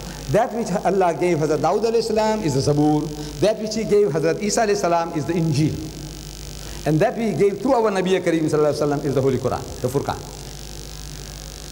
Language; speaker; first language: English; early bilingual, other home language; Gujarati